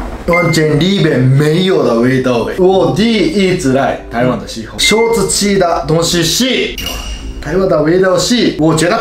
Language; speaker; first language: Chinese; non-native, learner; Japanese